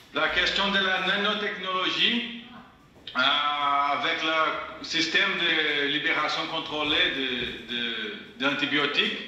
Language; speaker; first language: French; non-native, fluent; Portuguese